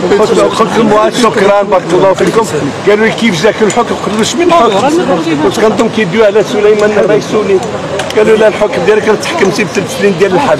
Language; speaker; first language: Arabic; native; Arabic